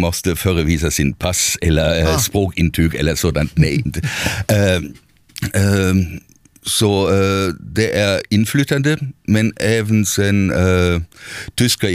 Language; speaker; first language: Swedish; non-native, fluent; German